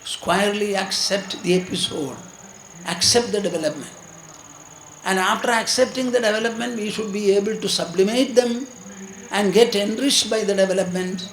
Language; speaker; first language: English; non-native, local second language; Malayalam